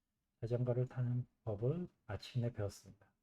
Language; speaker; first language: Korean; non-native, fluent; English